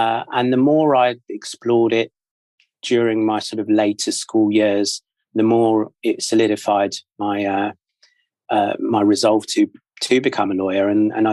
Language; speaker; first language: English; native; English